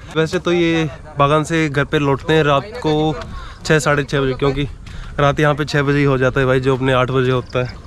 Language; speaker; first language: Hindi; native; Hindi